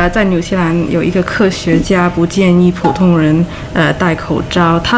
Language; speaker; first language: Chinese; non-native, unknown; English